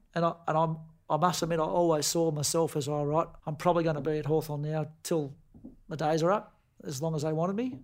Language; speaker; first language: English; native; English